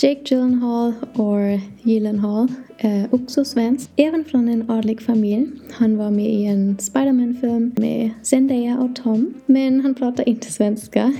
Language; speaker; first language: Swedish; non-native, learner; English